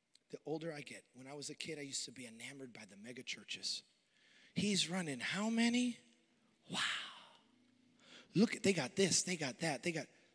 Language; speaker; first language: English; early bilingual, other home language; Spanish